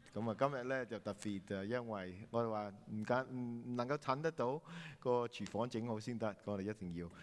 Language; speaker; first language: Chinese; native; Chinese